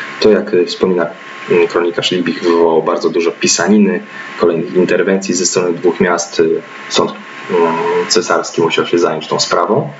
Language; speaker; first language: Polish; native; Polish